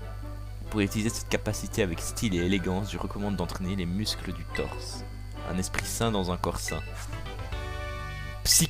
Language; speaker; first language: French; native; French